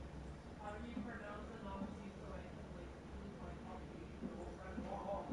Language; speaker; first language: English; native; English